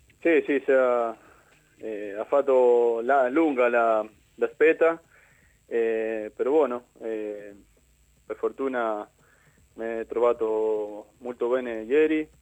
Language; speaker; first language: Italian; non-native, learner; Spanish